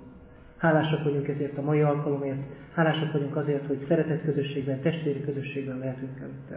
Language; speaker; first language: Hungarian; native; Hungarian